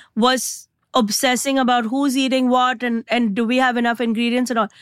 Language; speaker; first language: English; non-native, local second language; Gujarati